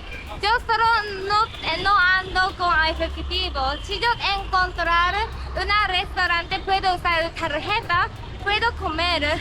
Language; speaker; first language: Spanish; non-native, learner; Japanese